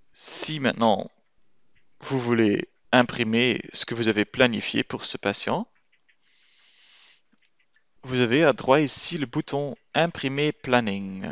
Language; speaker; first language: French; non-native, local second language; Dutch